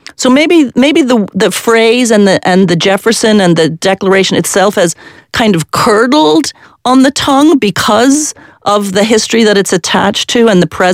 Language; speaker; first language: English; native; English